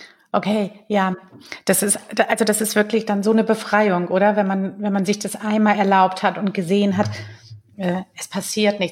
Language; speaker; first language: German; native; German